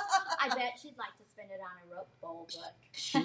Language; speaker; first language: English; native; English